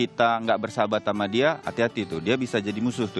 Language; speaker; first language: Malay; native; Malay